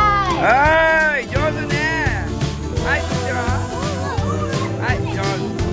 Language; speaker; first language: Japanese; non-native, learner; Filipino